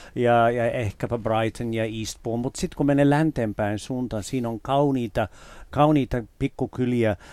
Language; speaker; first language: Finnish; non-native, fluent; English